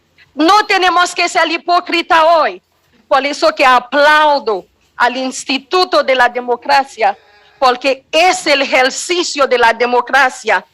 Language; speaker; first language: Spanish; non-native, fluent; Haitian Creole